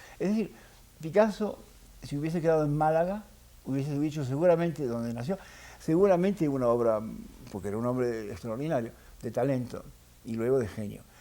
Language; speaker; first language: Spanish; early bilingual, heritage; French